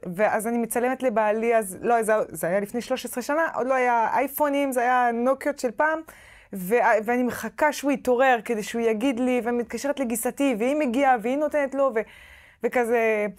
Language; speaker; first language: Hebrew; non-native, fluent; French